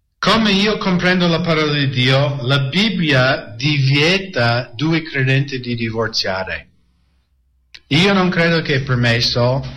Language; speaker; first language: Italian; non-native, fluent; English